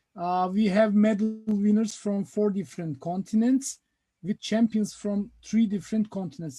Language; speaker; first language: English; non-native, fluent; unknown